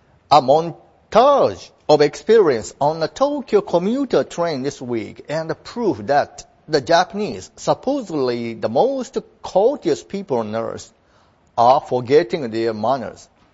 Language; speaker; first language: English; non-native, fluent; Japanese